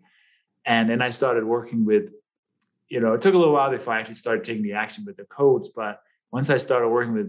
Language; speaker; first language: English; non-native, fluent; Danish